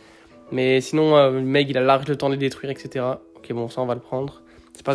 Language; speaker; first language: French; native; French